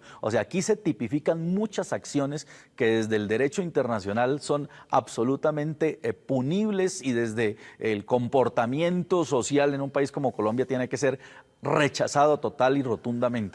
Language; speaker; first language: Spanish; native; Spanish